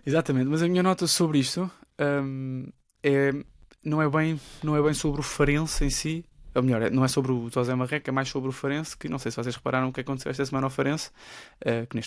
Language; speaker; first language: Portuguese; native; Portuguese